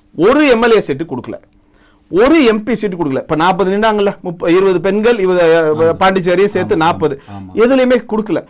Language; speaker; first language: Tamil; non-native, local second language; Telugu